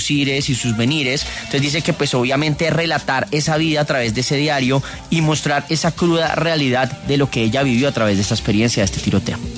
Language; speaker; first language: Spanish; native; Spanish